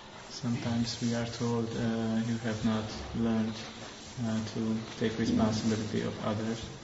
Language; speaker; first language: English; non-native, fluent; Hungarian